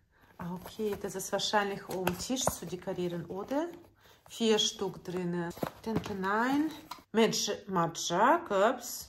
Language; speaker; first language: German; non-native, learner; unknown